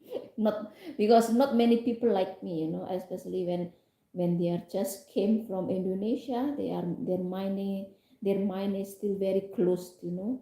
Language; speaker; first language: English; non-native, fluent; Indonesian